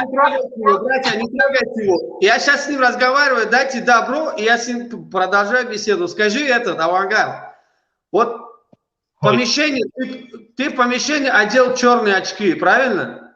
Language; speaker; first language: Russian; non-native, local second language; Tajik